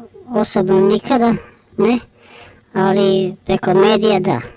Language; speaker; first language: Croatian; native; Croatian